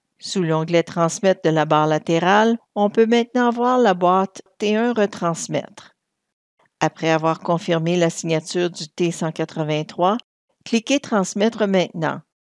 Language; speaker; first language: French; native; French